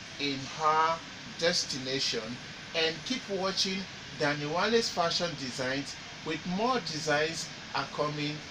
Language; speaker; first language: English; non-native, local second language; Igbo